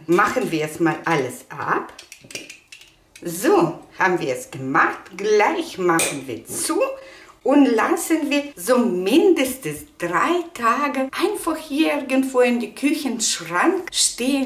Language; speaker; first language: German; non-native, learner; Russian